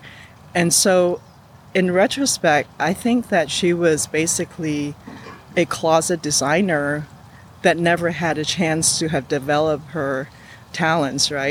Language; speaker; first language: English; non-native, local second language; Cantonese